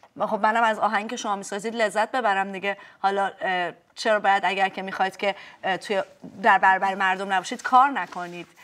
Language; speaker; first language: Persian; native; Persian